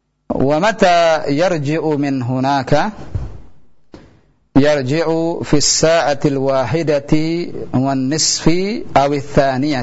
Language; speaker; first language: Arabic; non-native, fluent; Indonesian